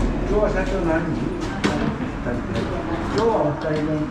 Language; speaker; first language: Japanese; native; Japanese